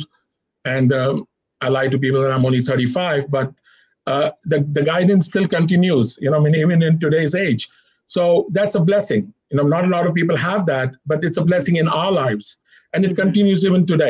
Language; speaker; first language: English; non-native, local second language; Hindi